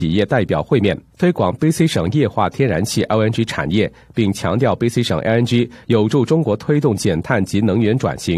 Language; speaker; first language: Chinese; native; Chinese